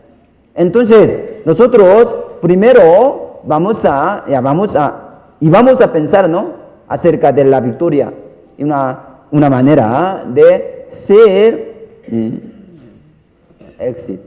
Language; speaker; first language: Spanish; non-native, learner; Korean